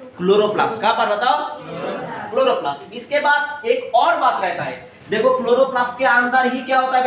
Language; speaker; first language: Hindi; non-native, local second language; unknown